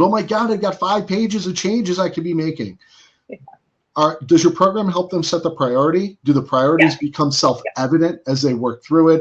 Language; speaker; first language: English; native; English